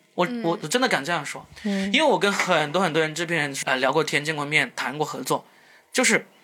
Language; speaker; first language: Chinese; non-native, local second language; Cantonese